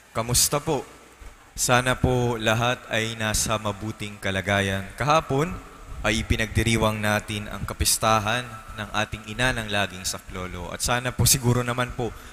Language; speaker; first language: Filipino; non-native, local second language; Bikol